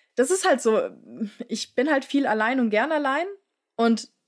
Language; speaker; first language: German; native; German